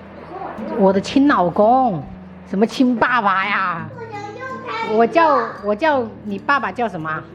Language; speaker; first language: Chinese; native; Chinese